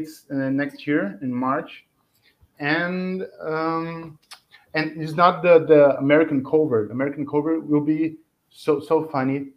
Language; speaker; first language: English; non-native, fluent; Portuguese